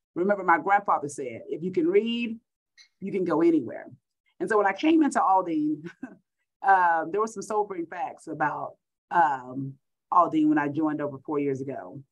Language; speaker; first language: English; native; English